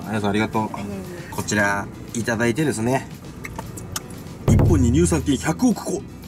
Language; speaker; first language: Japanese; native; Japanese